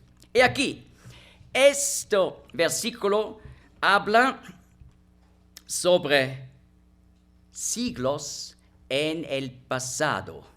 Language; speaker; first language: Spanish; non-native, fluent; German